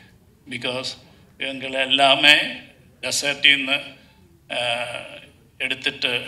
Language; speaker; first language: Tamil; non-native, learner; Malayalam